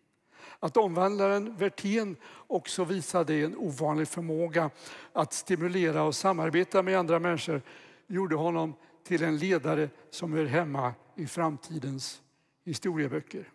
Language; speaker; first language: Swedish; native; Swedish